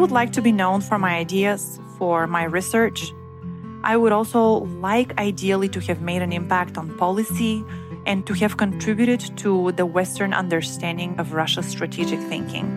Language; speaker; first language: English; non-native, fluent; Bulgarian